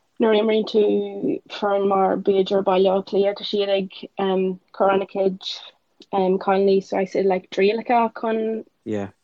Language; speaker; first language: Irish; non-native, local second language; English